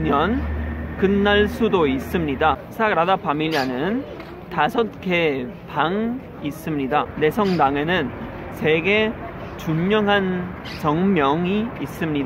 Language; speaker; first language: Korean; non-native, learner; Spanish